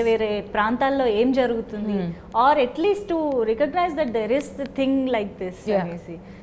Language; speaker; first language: Telugu; native; Telugu